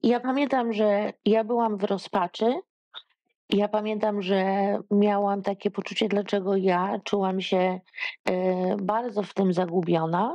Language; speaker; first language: Polish; early bilingual, heritage; Polish